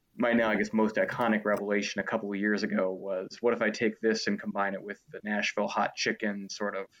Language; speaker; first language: English; native; English